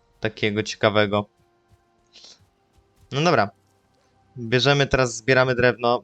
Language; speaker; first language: Polish; native; Polish